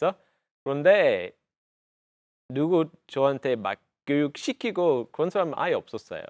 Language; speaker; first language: Korean; non-native, fluent; English